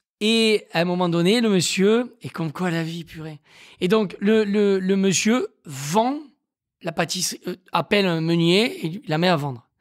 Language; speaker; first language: French; native; French